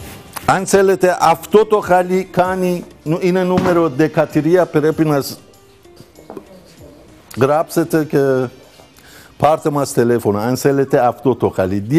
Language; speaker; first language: Greek; non-native, learner; Persian